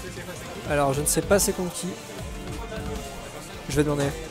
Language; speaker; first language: French; native; French